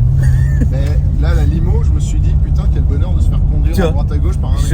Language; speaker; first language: French; native; French